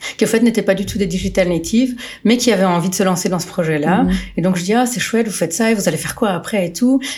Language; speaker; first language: French; early bilingual, other home language; Portuguese